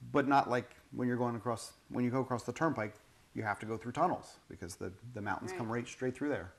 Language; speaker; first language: English; native; English